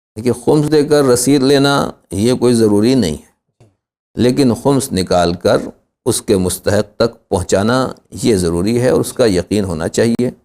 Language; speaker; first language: Urdu; native; Urdu